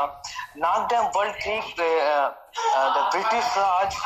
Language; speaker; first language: German; non-native, learner; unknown